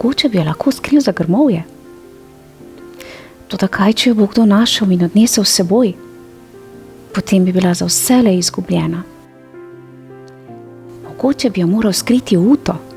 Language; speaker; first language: Slovenian; native; Slovenian